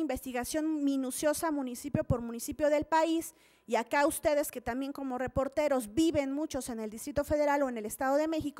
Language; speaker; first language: Spanish; native; Spanish